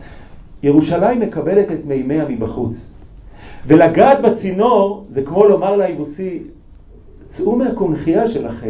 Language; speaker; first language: Hebrew; native; Hebrew